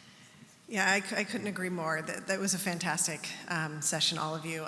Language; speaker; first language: English; native; English